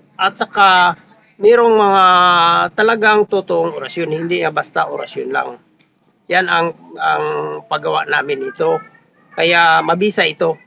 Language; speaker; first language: Filipino; non-native, local second language; Cebuano